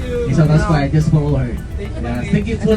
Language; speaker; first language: English; non-native, learner; Vietnamese